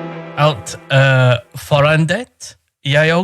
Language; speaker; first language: Norwegian; non-native, learner; English